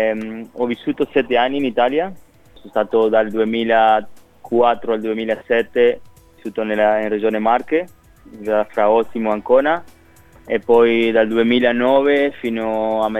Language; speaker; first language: Italian; non-native, fluent; Spanish